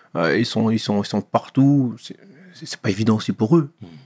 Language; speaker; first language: French; native; French